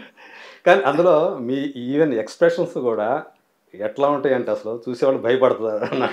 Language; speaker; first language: Telugu; native; Telugu